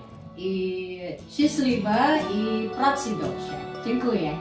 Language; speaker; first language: Polish; non-native, learner; Indonesian